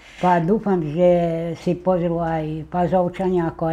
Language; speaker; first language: Slovak; native; Slovak